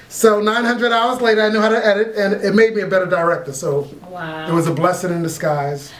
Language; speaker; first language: English; native; English